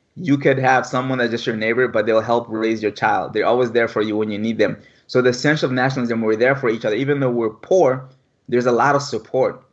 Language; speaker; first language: English; early bilingual, other home language; French